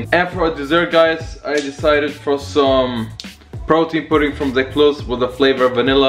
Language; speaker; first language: English; non-native, fluent; German